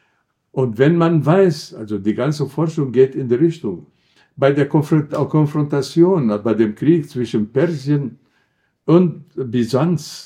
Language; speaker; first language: German; non-native, fluent; Arabic